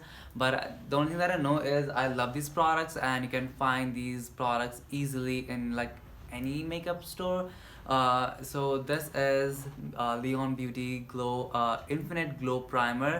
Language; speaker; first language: English; non-native, local second language; Nepali